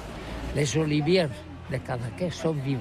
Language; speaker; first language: French; non-native, learner; Catalan